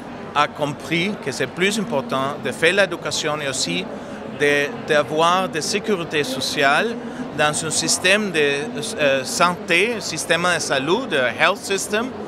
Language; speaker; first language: French; non-native, fluent; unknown